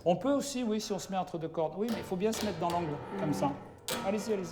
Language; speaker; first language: French; native; French